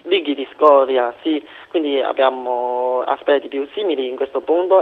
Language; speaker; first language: Italian; non-native, fluent; Chinese